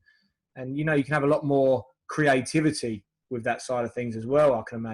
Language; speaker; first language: English; native; English